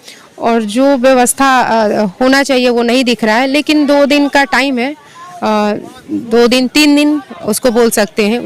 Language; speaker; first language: Hindi; native; Hindi